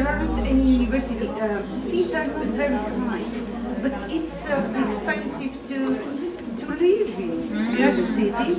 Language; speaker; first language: English; non-native, fluent; Bulgarian